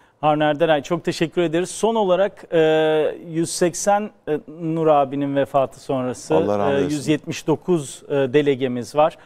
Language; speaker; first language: Turkish; native; Turkish